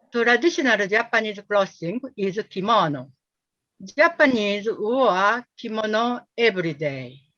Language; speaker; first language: English; non-native, learner; Japanese